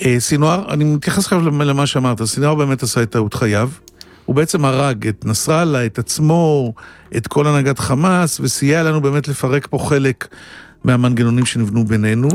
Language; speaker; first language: Hebrew; native; Hebrew